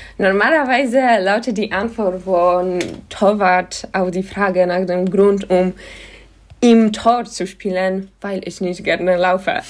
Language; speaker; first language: German; non-native, fluent; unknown